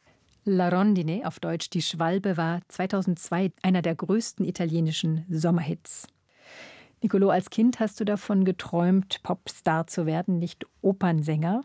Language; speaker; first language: German; native; German